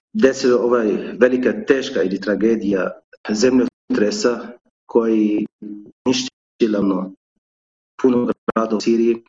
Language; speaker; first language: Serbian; non-native, learner; Arabic